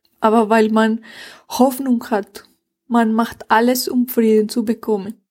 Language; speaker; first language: German; non-native, fluent; Spanish